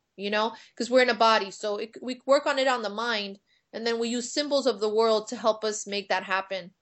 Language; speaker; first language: English; native; English